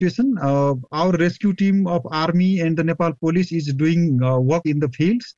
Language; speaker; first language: English; non-native, local second language; Nepali